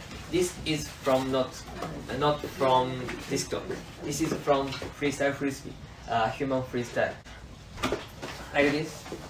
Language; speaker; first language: English; non-native, learner; Japanese